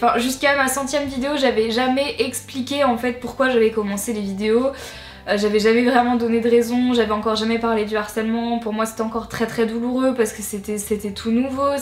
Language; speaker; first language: French; native; French